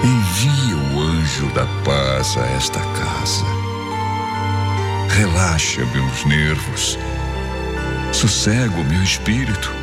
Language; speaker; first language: Portuguese; native; Portuguese